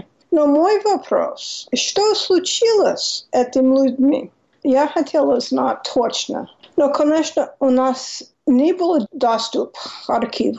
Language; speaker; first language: Russian; non-native, fluent; English